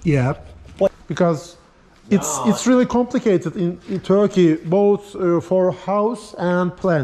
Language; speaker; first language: English; non-native, fluent; Turkish